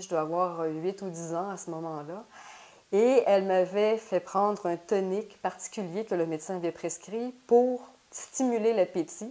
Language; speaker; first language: French; native; French